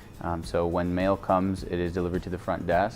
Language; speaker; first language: English; native; English